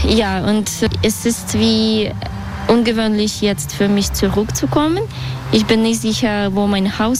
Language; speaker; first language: German; non-native, learner; Russian